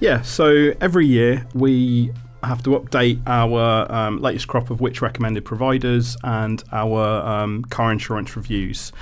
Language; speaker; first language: English; native; English